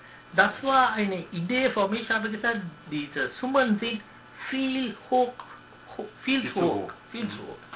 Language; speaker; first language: German; non-native, learner; Sinhala